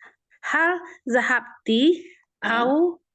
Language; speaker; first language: Arabic; non-native, learner; Indonesian